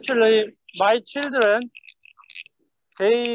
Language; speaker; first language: English; non-native, fluent; Korean